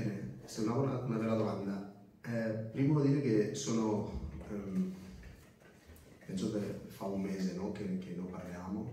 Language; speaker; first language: Italian; non-native, fluent; Spanish